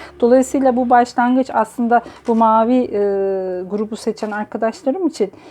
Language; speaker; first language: Turkish; native; Turkish